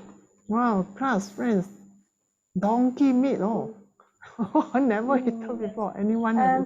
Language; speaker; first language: English; non-native, local second language; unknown